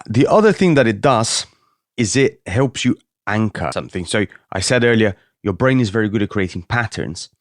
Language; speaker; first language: English; native; English